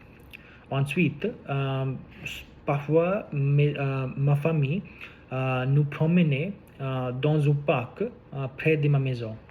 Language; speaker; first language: French; non-native, learner; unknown